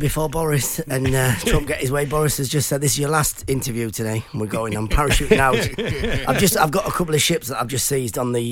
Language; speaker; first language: English; non-native, local second language; Persian